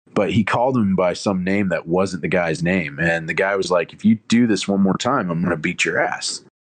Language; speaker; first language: English; native; English